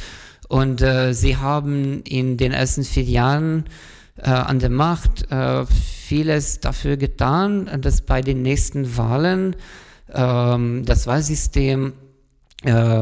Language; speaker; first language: German; non-native, fluent; Hungarian